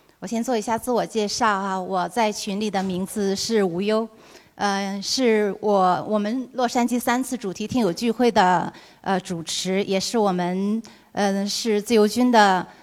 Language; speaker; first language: Chinese; native; Chinese